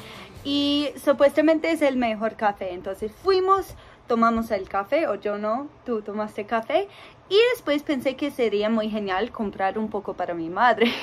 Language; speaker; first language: Spanish; non-native, fluent; English